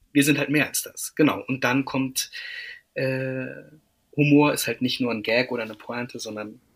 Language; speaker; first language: German; native; German